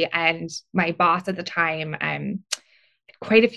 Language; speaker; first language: English; native; English